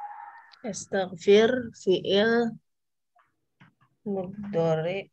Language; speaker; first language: Arabic; non-native, learner; Indonesian